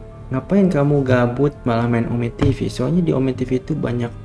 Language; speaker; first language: Indonesian; native; Indonesian